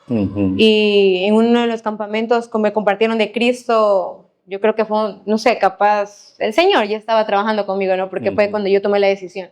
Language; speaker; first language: Spanish; native; Spanish